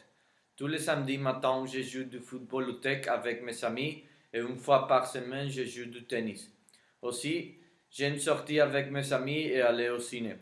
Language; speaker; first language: French; non-native, learner; Spanish